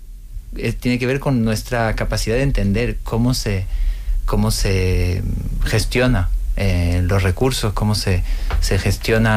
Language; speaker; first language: Spanish; non-native, fluent; French